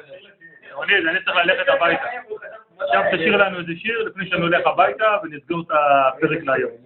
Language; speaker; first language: Hebrew; native; Hebrew